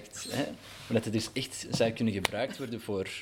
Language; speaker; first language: Dutch; native; Dutch